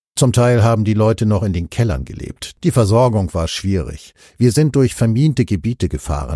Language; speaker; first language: German; native; German